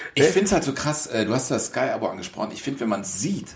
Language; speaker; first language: German; native; German